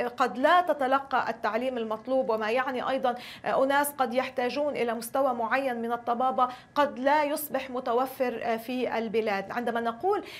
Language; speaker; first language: Arabic; native; Arabic